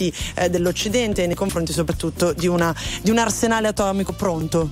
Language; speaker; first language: Italian; native; Italian